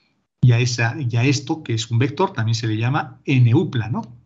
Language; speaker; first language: Spanish; native; Spanish